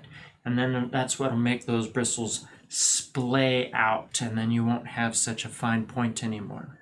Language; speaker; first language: English; native; English